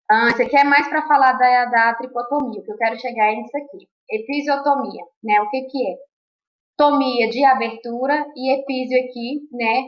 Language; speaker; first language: Portuguese; native; Portuguese